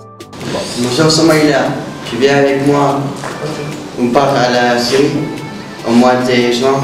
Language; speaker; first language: French; non-native, learner; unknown